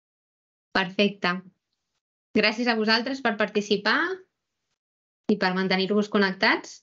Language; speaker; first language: Catalan; native; Catalan